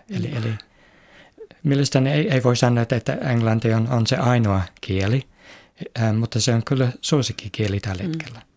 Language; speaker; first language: Finnish; non-native, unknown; English